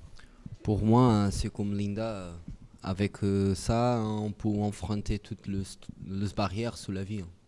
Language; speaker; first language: French; non-native, learner; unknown